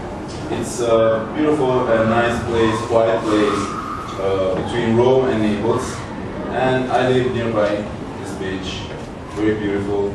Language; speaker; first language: English; non-native, learner; Italian